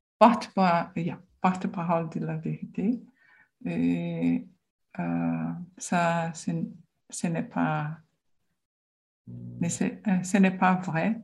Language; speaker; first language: French; non-native, learner; Portuguese